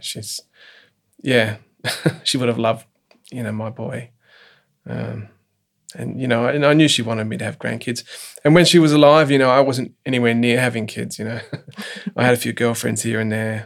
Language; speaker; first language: English; native; English